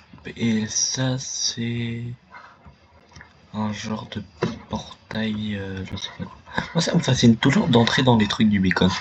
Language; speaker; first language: French; native; French